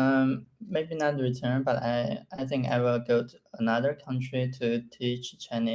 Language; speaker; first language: English; non-native, learner; Chinese